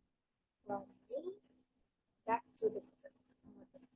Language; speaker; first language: English; non-native, learner; Indonesian